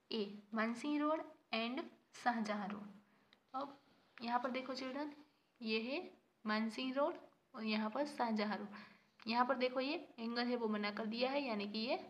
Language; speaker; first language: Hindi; non-native, local second language; Gujarati